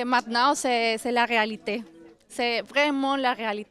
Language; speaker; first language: French; non-native, learner; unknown